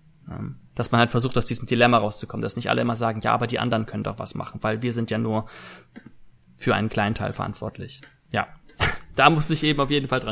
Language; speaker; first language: German; native; German